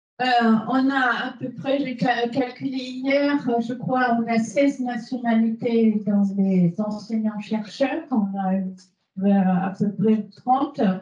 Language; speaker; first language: French; non-native, fluent; German